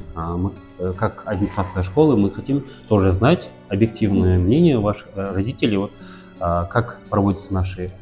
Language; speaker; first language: Russian; non-native, local second language; Kazakh